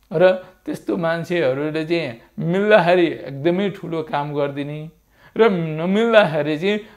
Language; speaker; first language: Nepali; native; Nepali